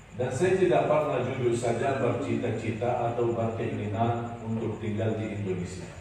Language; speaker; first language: Indonesian; non-native, fluent; Arabic